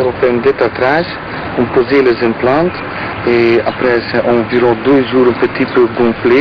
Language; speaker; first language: French; non-native, learner; Turkish